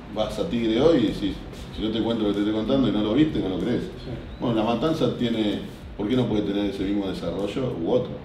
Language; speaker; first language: Spanish; native; Spanish